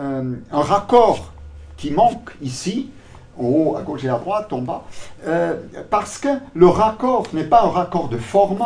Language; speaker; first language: French; non-native, local second language; German